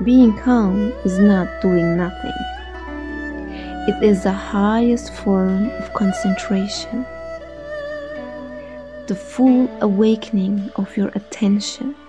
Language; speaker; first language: English; non-native, fluent; German